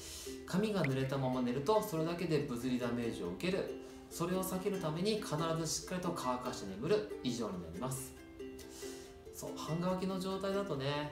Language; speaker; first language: Japanese; native; Japanese